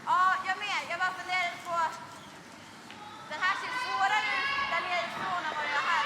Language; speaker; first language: Swedish; native; Swedish